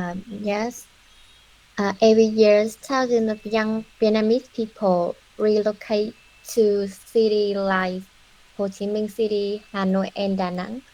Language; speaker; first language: English; non-native, learner; Vietnamese